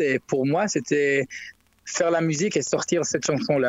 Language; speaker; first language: French; non-native, learner; Hebrew